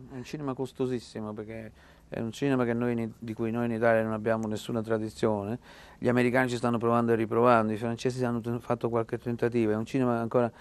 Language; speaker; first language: Italian; native; Italian